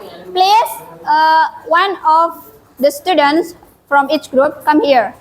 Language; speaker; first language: English; non-native, fluent; Indonesian